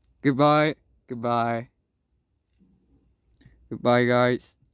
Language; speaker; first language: English; non-native, learner; Korean